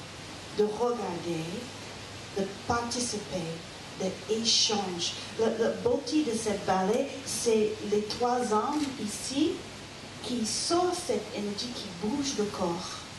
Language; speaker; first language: French; non-native, learner; English